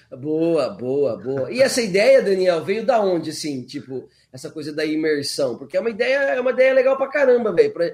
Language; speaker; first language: Portuguese; native; Portuguese